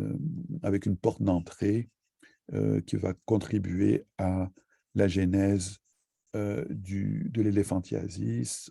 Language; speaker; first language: French; native; French